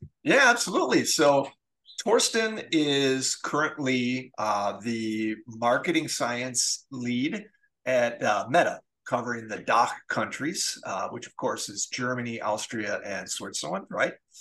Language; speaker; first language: English; native; English